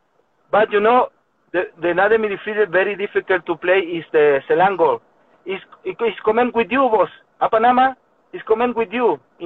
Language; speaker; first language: English; non-native, learner; Spanish